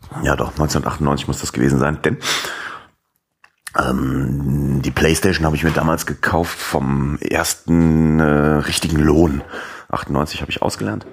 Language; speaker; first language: German; native; German